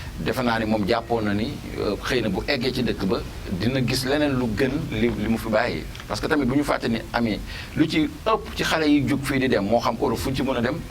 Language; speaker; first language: Wolof; native; Wolof